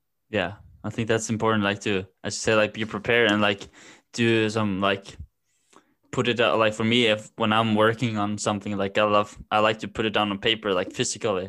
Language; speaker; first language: English; non-native, fluent; Norwegian